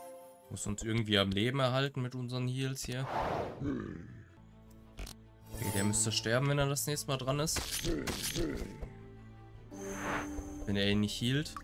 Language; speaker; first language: German; native; German